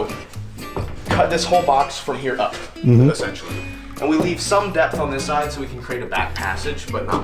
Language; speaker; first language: English; native; English